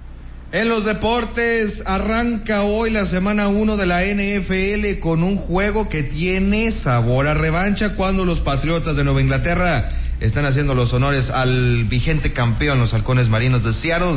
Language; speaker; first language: Spanish; native; Spanish